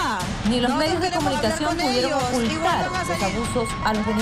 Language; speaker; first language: Spanish; native; Spanish